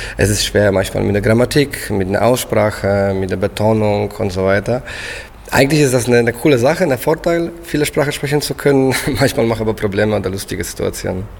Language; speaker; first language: German; non-native, fluent; Polish